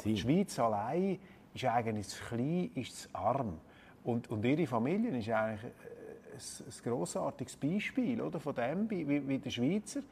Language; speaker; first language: German; native; German